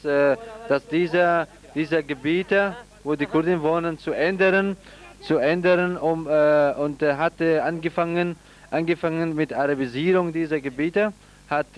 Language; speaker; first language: German; non-native, fluent; Central Kurdish